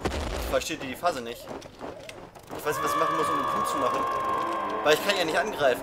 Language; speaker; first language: German; native; German